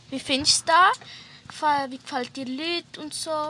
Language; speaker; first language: German; native; German